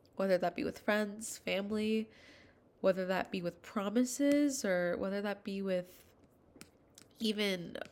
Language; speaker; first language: English; early bilingual, other home language; Hindi